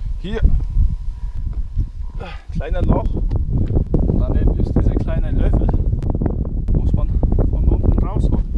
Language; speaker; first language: German; non-native, learner; Mongolian